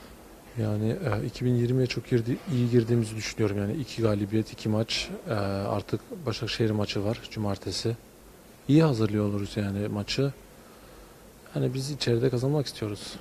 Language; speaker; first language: Turkish; early bilingual, heritage; Turkish